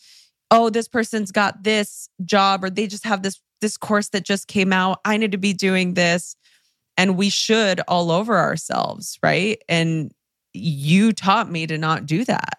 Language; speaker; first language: English; early bilingual, other home language; Spanish